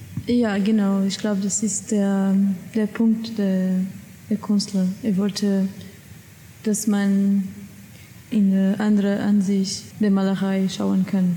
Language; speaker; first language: German; non-native, learner; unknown